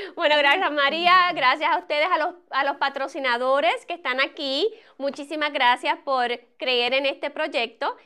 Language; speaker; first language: Spanish; native; Spanish